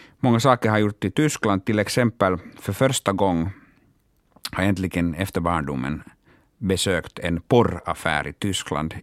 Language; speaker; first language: Swedish; non-native, local second language; Finnish